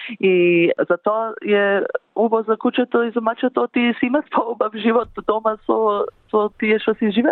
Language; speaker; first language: Macedonian; early bilingual, heritage; English